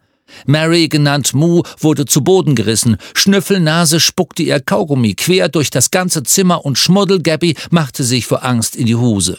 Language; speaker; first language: German; native; German